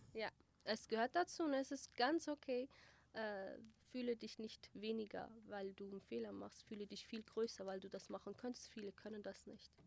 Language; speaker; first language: German; early bilingual, other home language; Kurdish